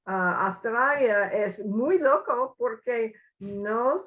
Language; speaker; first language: Spanish; non-native, learner; English